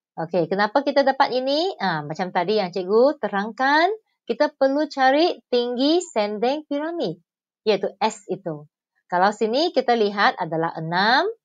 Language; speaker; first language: Malay; non-native, local second language; Chinese